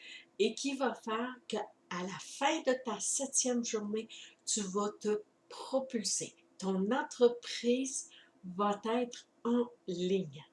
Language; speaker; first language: French; native; French